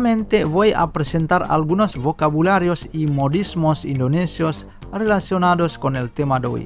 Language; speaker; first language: Spanish; non-native, fluent; Indonesian